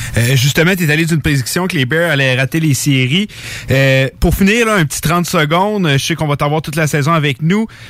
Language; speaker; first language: French; native; French